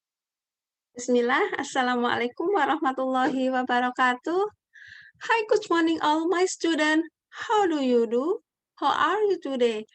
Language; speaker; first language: English; non-native, learner; Indonesian